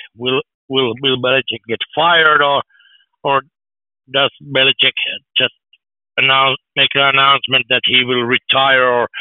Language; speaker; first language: English; non-native, fluent; Finnish